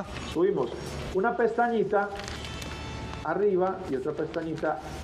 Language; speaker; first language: Spanish; native; Spanish